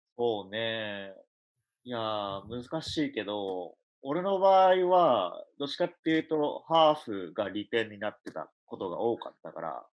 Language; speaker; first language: Japanese; early bilingual, other home language; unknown